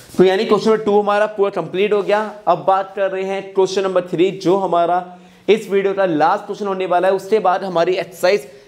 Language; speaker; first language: Hindi; native; Hindi